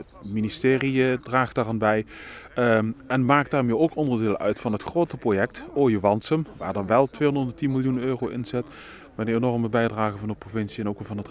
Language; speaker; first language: Dutch; native; Dutch